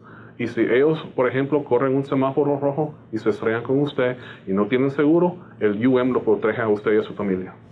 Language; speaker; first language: Spanish; native; Spanish